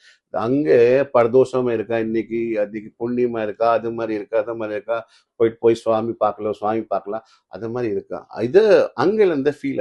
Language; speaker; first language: Tamil; non-native, fluent; Hindi